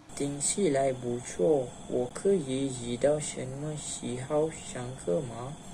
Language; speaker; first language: Chinese; non-native, learner; Malay